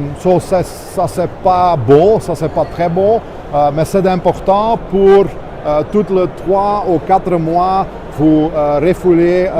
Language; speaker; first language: French; non-native, local second language; Dutch